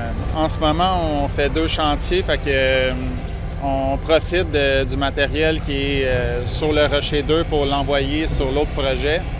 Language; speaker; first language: French; native; French